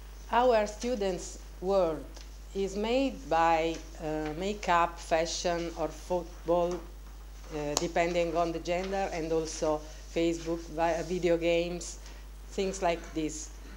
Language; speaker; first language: English; non-native, fluent; Italian